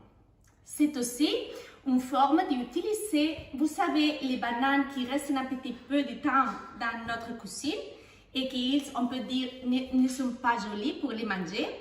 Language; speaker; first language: French; non-native, fluent; Spanish